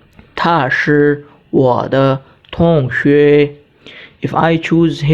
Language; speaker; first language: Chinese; non-native, fluent; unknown